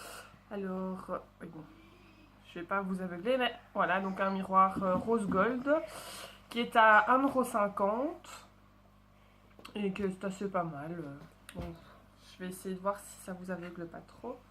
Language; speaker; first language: French; native; French